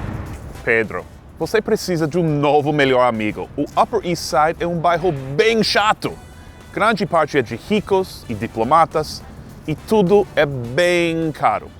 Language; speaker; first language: Portuguese; non-native, fluent; English